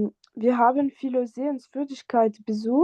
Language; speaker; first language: German; non-native, fluent; French